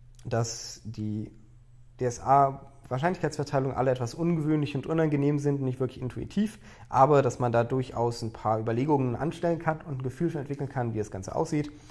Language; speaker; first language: German; native; German